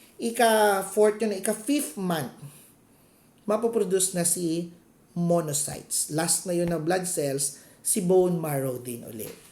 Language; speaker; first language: Filipino; non-native, local second language; Cebuano